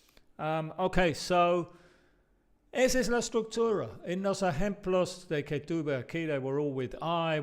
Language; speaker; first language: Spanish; non-native, fluent; English